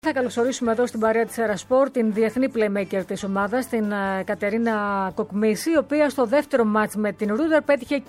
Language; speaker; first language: Greek; native; Greek